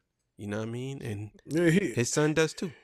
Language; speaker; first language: English; native; English